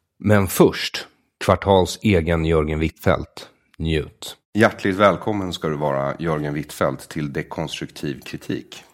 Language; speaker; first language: Swedish; native; Swedish